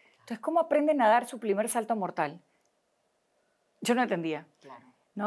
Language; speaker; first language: Spanish; native; Spanish